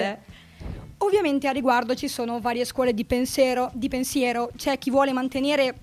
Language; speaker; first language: Italian; native; Italian